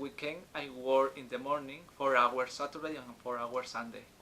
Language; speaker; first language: English; non-native, learner; Spanish